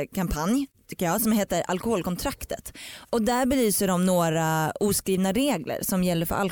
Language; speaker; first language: Swedish; native; Swedish